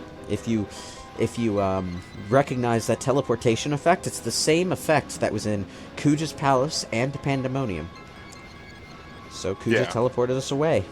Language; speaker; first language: English; native; English